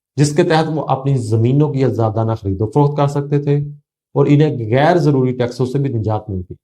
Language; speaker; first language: Urdu; native; Urdu